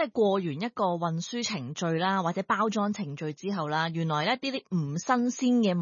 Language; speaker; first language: Cantonese; native; Cantonese